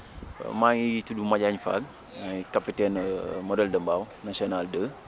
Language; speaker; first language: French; non-native, local second language; Wolof